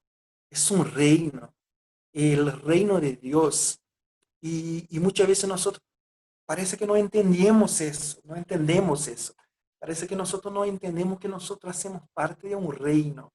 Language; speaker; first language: Spanish; non-native, fluent; Portuguese